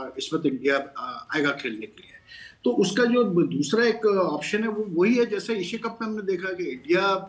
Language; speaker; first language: Urdu; non-native, local second language; Punjabi